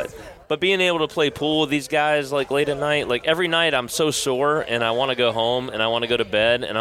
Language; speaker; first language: English; native; English